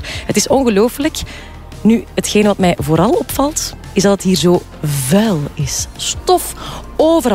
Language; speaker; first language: Dutch; native; Dutch